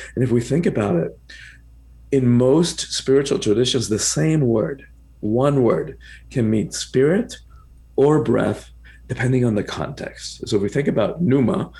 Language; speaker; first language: English; early bilingual, other home language; Spanish